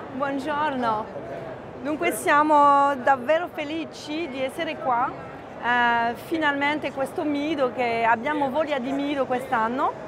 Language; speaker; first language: Italian; non-native, fluent; French